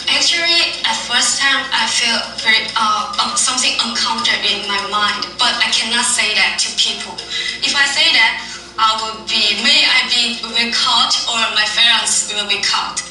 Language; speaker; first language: English; non-native, learner; Korean